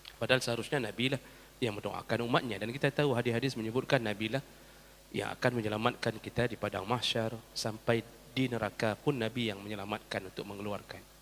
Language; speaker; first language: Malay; non-native, local second language; Achinese